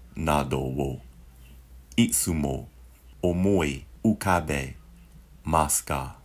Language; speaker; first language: Japanese; non-native, learner; English